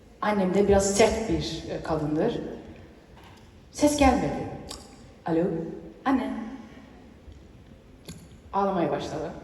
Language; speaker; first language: Turkish; early bilingual, heritage; Turkish